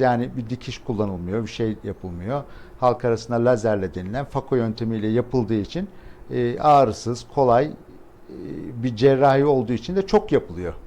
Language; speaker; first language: Turkish; native; Turkish